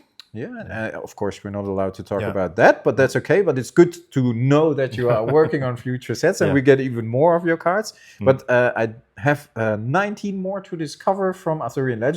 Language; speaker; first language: English; non-native, fluent; German